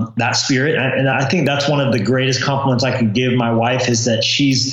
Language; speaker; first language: English; native; English